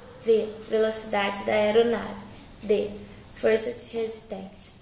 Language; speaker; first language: Portuguese; native; Portuguese